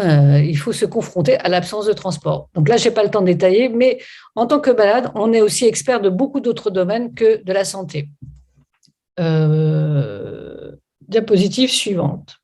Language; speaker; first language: French; native; French